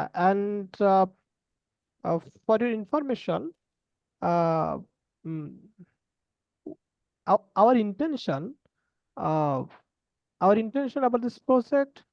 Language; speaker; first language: English; non-native, learner; Bangla